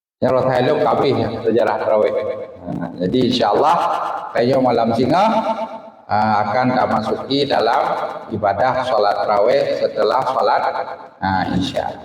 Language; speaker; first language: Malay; non-native, local second language; Achinese